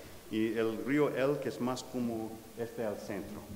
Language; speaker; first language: Spanish; non-native, fluent; English